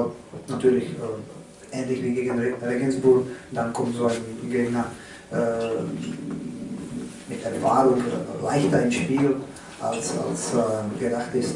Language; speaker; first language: German; non-native, learner; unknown